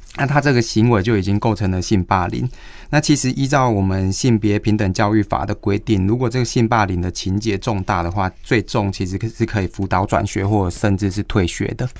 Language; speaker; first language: Chinese; native; Chinese